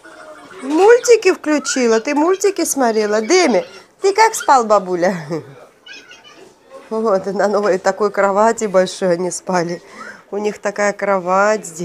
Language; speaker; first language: Russian; native; Russian